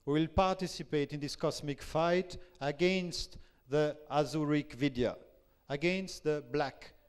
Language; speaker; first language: English; non-native, fluent; French